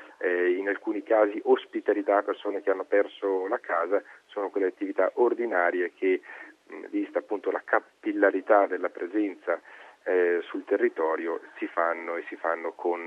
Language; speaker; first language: Italian; native; Italian